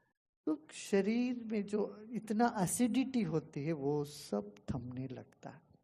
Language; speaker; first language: Hindi; non-native, local second language; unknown